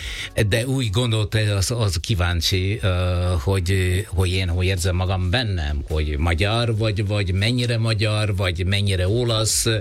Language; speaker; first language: Hungarian; non-native, fluent; Italian